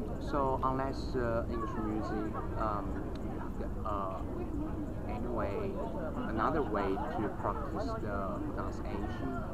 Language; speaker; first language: English; non-native, learner; Chinese